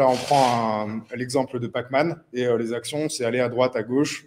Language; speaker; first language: French; native; French